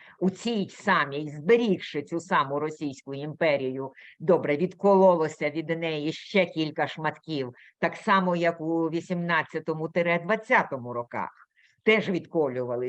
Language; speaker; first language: Ukrainian; native; Ukrainian